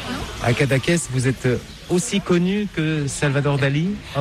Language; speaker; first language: French; native; French